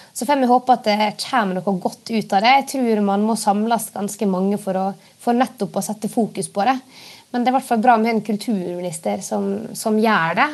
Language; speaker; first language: Norwegian; native; Norwegian